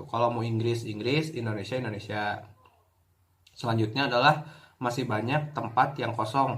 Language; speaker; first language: Indonesian; native; Indonesian